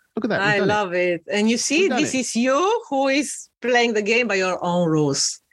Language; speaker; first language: English; non-native, fluent; Bulgarian